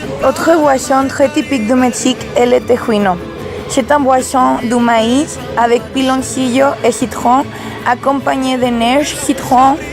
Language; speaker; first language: French; non-native, learner; Spanish